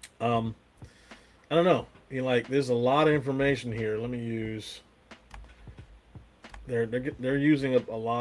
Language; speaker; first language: English; native; English